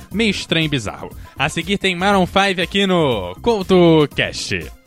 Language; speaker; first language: Portuguese; native; Portuguese